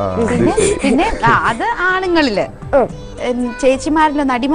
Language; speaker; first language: Malayalam; native; Malayalam